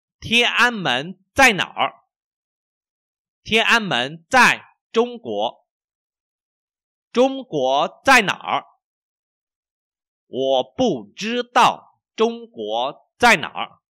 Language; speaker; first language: Chinese; non-native, fluent; Vietnamese